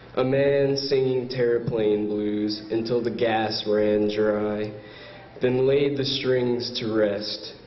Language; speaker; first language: English; native; English